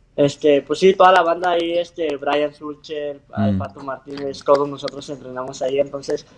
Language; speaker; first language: Spanish; early bilingual, heritage; Spanish